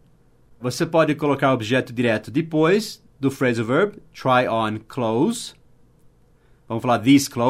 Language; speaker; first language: Portuguese; non-native, fluent; English